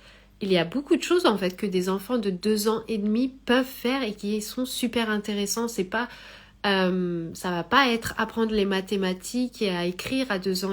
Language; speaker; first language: French; native; French